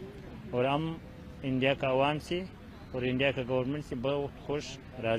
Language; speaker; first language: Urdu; non-native, fluent; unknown